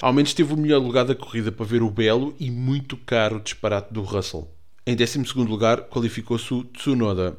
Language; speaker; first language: Portuguese; native; Portuguese